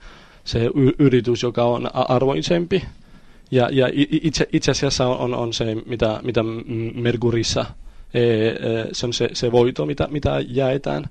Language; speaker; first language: Finnish; non-native, fluent; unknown